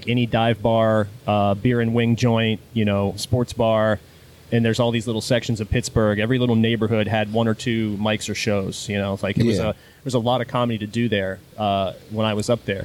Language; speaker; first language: English; native; English